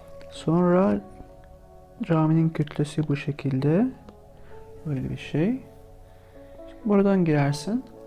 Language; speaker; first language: Turkish; non-native, fluent; Arabic